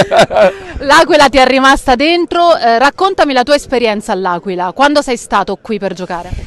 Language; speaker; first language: Italian; native; Italian